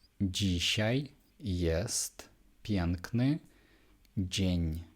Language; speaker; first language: Polish; non-native, fluent; Ukrainian